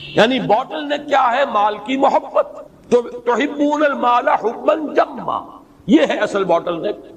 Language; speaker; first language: Urdu; native; Urdu